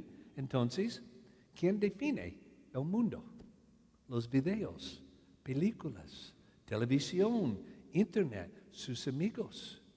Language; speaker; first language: Spanish; non-native, learner; English